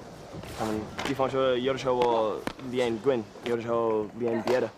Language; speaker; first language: Chinese; non-native, learner; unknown